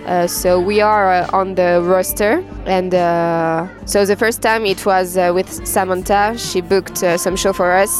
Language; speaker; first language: English; non-native, fluent; French